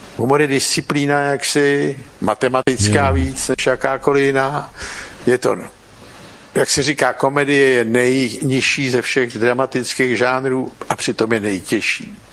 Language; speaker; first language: Czech; native; Czech